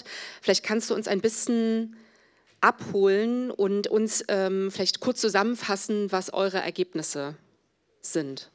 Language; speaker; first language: German; native; German